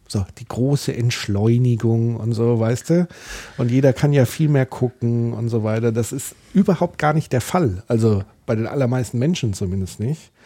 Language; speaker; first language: German; native; German